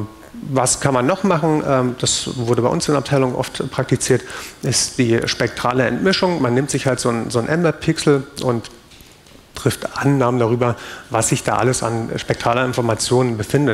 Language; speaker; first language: German; native; German